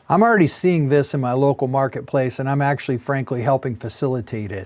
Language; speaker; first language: English; native; English